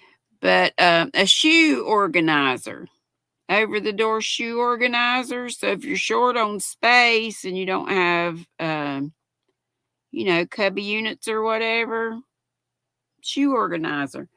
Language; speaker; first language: English; native; English